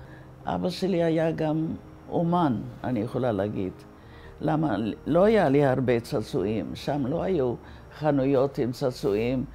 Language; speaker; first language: Hebrew; non-native, fluent; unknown